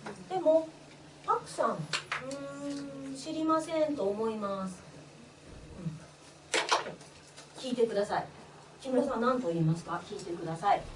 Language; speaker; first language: Japanese; non-native, fluent; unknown